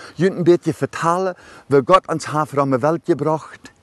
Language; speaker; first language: German; early bilingual, other home language; Low German